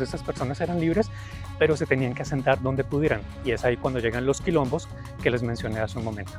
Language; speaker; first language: Spanish; native; Spanish